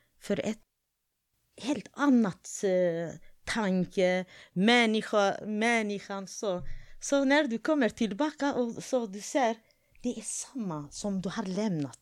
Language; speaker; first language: Swedish; non-native, fluent; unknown